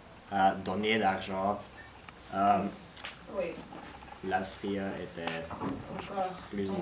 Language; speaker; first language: French; non-native, learner; Dutch